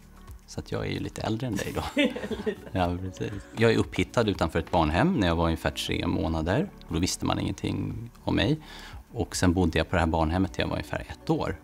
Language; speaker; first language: Swedish; native; Swedish